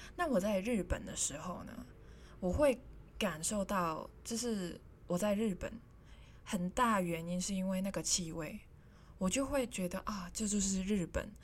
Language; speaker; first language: Chinese; non-native, local second language; Cantonese